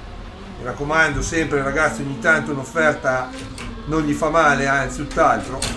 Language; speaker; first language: Italian; native; Italian